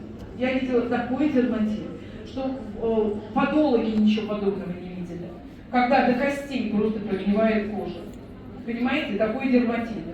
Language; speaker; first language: Russian; native; Russian